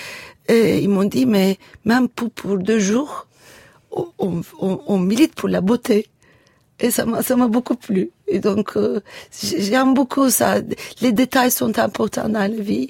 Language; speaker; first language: French; non-native, fluent; Turkish